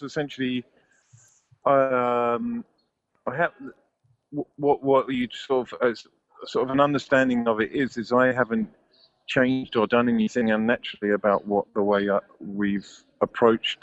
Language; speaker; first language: English; native; English